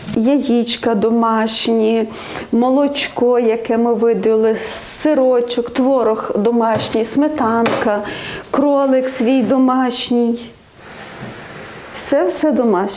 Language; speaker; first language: Ukrainian; native; Ukrainian